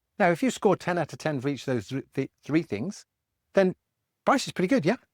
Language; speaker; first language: English; native; English